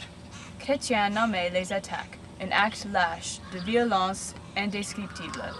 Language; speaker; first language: French; non-native, learner; English